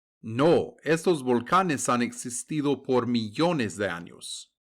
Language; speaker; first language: Spanish; non-native, fluent; English